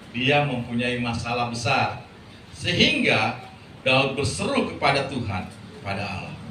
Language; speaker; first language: Indonesian; native; Indonesian